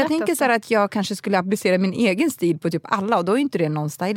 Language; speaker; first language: Swedish; native; Swedish